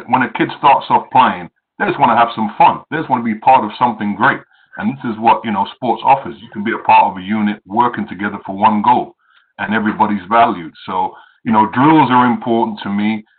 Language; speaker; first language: English; native; English